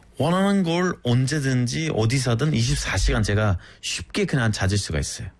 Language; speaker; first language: Korean; non-native, fluent; Azerbaijani